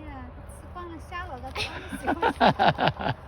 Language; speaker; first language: Chinese; early bilingual, heritage; Chinese